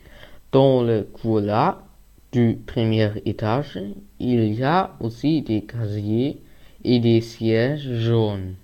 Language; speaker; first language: French; non-native, learner; German